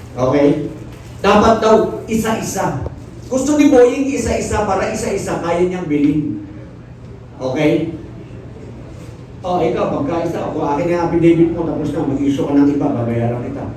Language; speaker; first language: Filipino; native; Filipino